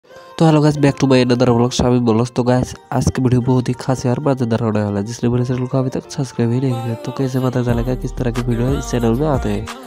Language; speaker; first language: Hindi; non-native, local second language; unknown